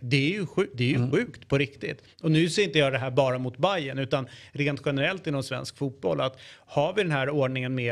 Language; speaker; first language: Swedish; native; Swedish